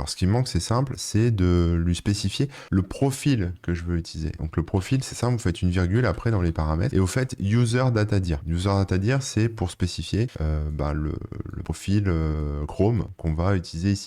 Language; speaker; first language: French; native; French